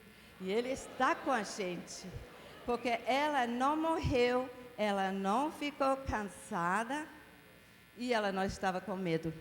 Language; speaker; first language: Portuguese; non-native, fluent; English